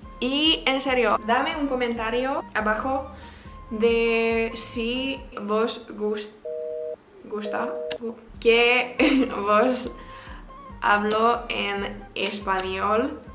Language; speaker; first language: Spanish; non-native, learner; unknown